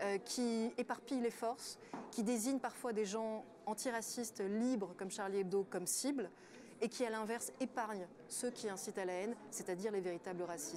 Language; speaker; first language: French; native; French